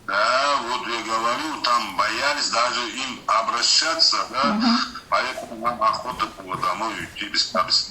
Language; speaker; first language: Russian; non-native, learner; Uzbek